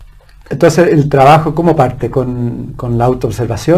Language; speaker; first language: Spanish; native; Spanish